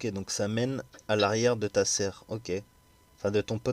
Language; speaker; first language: French; native; French